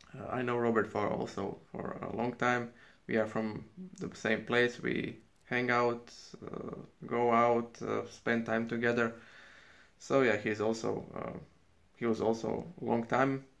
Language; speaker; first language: English; non-native, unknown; Croatian